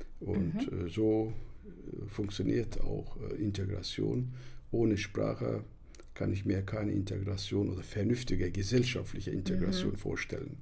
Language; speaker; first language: German; non-native, fluent; Turkish